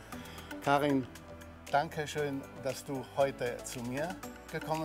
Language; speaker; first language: German; native; German